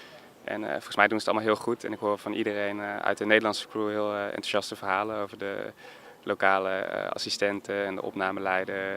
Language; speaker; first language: Dutch; native; Dutch